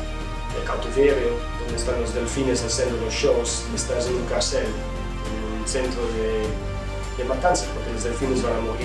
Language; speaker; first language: Spanish; non-native, fluent; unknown